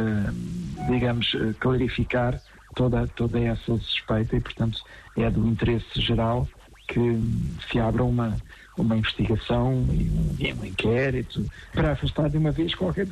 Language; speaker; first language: Portuguese; native; Portuguese